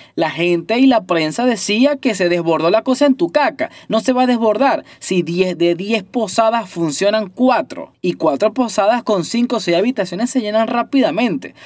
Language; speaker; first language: Spanish; native; Spanish